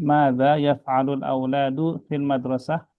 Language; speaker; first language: Arabic; non-native, fluent; Indonesian